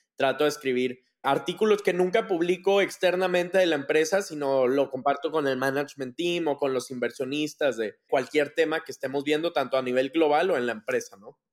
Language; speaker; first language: Spanish; native; Spanish